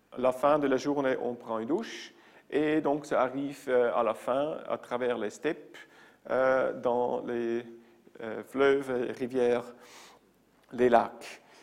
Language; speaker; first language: French; non-native, local second language; German